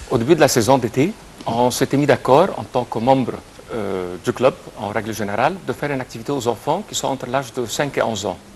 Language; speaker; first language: French; non-native, fluent; Arabic